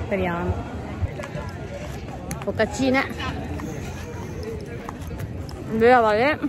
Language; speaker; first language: Italian; native; Italian